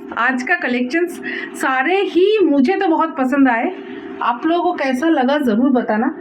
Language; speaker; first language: Hindi; non-native, local second language; Bangla